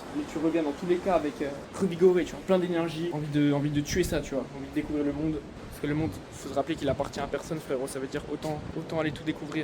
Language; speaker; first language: French; native; French